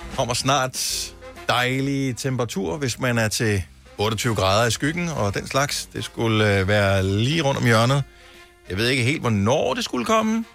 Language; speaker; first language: Danish; native; Danish